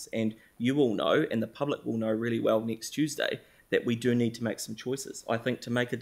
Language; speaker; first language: English; native; English